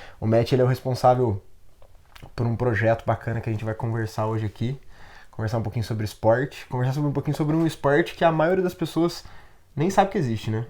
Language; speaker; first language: Portuguese; native; Portuguese